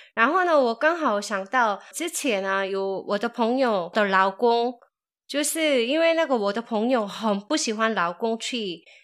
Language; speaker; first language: Chinese; non-native, fluent; Korean